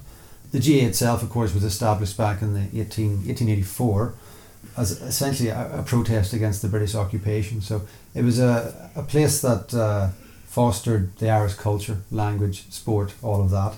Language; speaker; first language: English; native; English